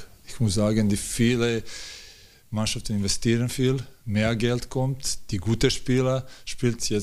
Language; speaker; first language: German; non-native, learner; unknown